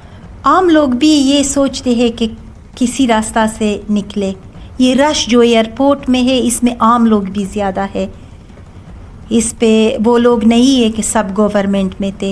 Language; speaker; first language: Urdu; non-native, learner; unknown